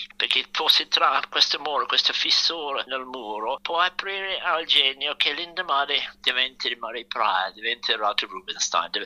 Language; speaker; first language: Italian; non-native, fluent; English